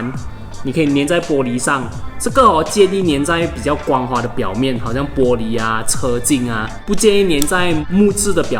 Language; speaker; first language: Chinese; native; Chinese